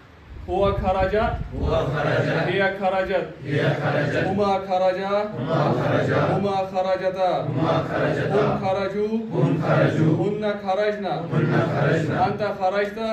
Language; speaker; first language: Arabic; non-native, learner; Urdu